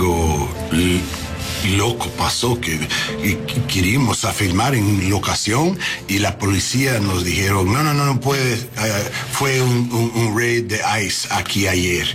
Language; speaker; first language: Spanish; non-native, learner; English